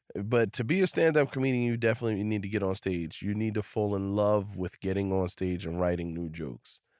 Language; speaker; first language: English; native; English